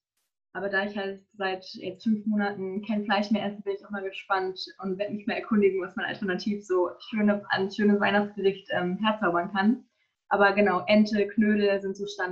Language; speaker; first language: German; native; German